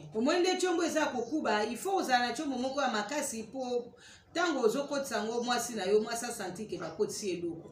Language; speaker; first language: Lingala; native; Lingala